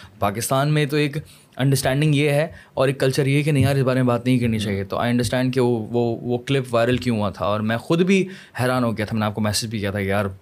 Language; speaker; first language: Urdu; native; Urdu